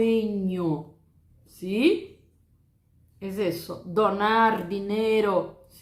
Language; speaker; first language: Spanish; non-native, fluent; Portuguese